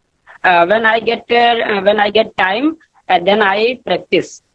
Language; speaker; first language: English; non-native, learner; Hindi